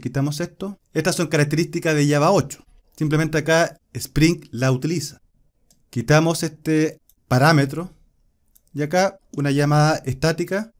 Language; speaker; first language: Spanish; native; Spanish